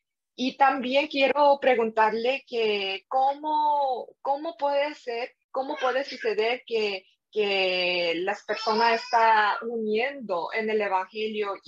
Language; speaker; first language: Spanish; non-native, fluent; Korean